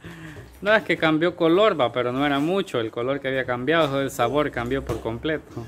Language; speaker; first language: Spanish; native; Spanish